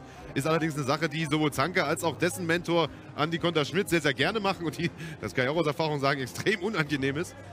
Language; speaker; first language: German; native; German